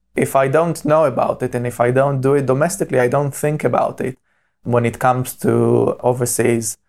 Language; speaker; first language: English; non-native, fluent; Hebrew